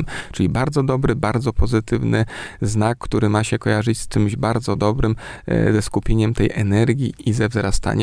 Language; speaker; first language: Polish; native; Polish